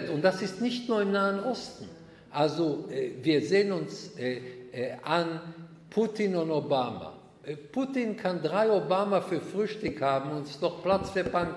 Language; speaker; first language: German; non-native, fluent; Hebrew